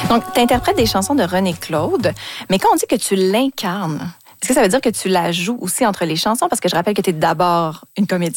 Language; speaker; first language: French; native; French